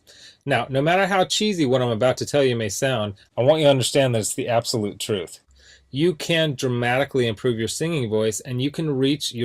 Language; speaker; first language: English; native; English